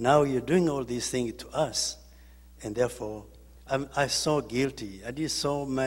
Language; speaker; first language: English; non-native, local second language; Kinyarwanda